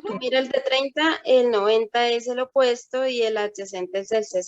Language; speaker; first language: Spanish; native; Spanish